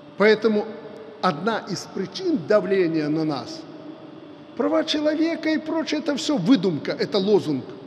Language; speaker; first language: Russian; non-native, local second language; Belarusian